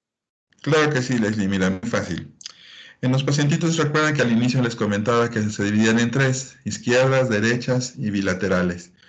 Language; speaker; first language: Spanish; native; Spanish